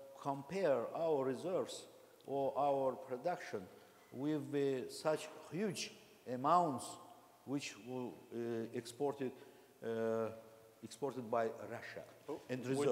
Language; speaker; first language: English; non-native, learner; Azerbaijani